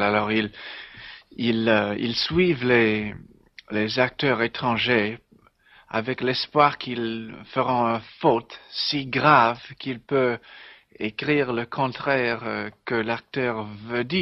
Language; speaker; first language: French; non-native, learner; English